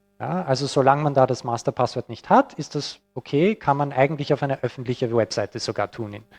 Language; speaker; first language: German; non-native, fluent; English